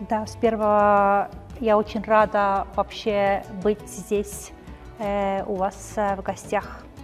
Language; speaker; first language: Russian; non-native, fluent; Estonian